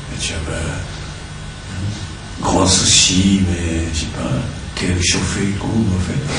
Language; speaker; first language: French; non-native, learner; Japanese